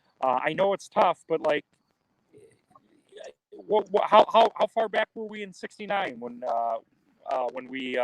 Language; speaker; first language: English; native; English